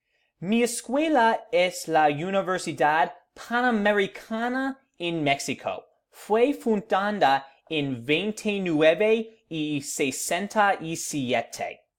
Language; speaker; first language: Spanish; non-native, learner; English